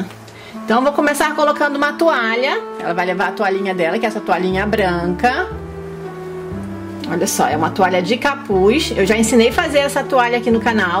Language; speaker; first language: Portuguese; native; Portuguese